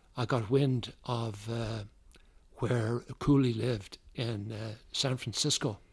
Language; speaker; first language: English; native; English